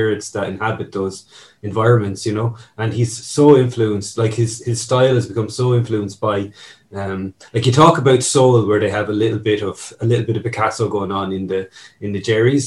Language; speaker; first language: English; native; English